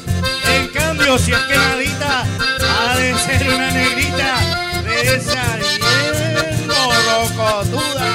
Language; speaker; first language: Spanish; native; Spanish